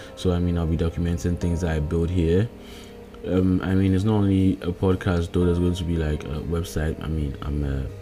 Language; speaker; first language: English; non-native, local second language; Akan